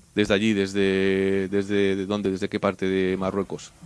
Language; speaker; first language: Spanish; native; Spanish